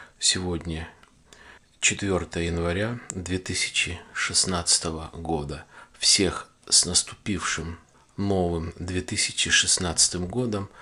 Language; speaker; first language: Russian; native; Russian